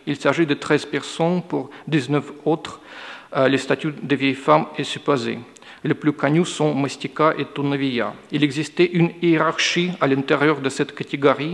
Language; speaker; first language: French; non-native, fluent; Russian